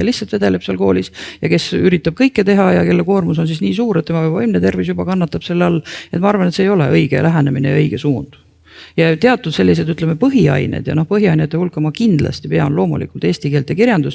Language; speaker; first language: Estonian; native; Estonian